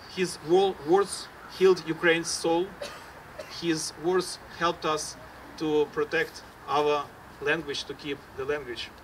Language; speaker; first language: English; non-native, fluent; Ukrainian